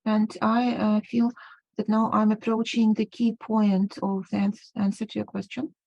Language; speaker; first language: English; non-native, fluent; Ukrainian